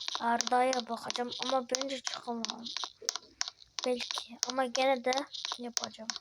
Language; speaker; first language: Turkish; early bilingual, heritage; Turkish